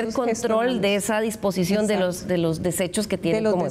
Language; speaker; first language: Spanish; native; Spanish